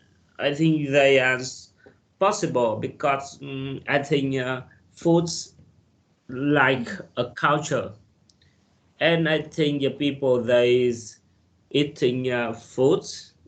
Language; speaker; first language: English; non-native, learner; Vietnamese